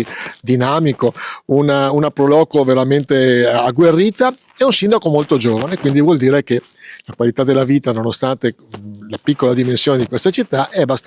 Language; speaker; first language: Italian; native; Italian